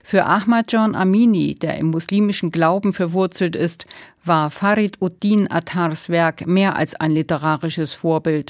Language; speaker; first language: German; native; German